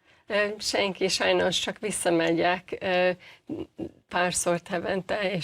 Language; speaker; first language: Hungarian; non-native, fluent; English